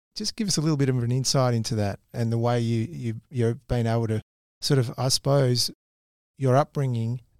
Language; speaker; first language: English; native; English